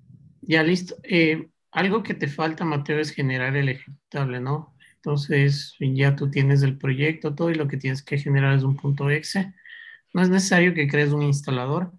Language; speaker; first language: Spanish; native; Spanish